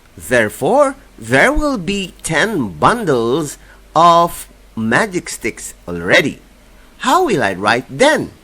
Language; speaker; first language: English; non-native, local second language; Filipino